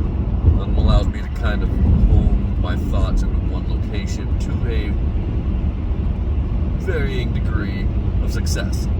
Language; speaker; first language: English; native; English